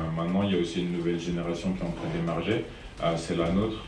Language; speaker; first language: French; native; French